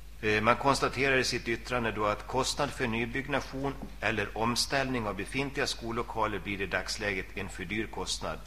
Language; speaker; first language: Swedish; native; Swedish